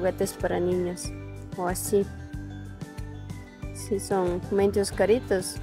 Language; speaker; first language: Spanish; non-native, fluent; Ukrainian